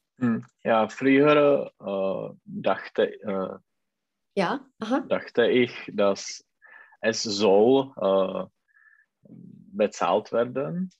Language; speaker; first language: German; non-native, learner; Czech